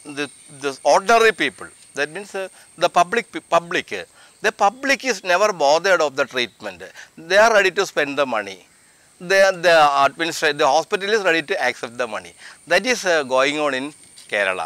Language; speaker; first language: English; non-native, local second language; Malayalam